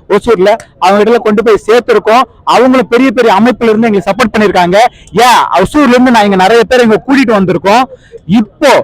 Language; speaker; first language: Tamil; non-native, local second language; Telugu